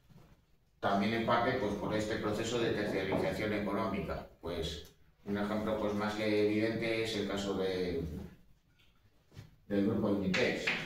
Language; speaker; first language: Spanish; native; Spanish